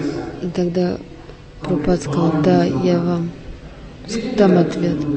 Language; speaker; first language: Russian; non-native, learner; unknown